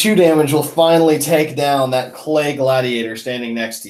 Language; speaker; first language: English; native; English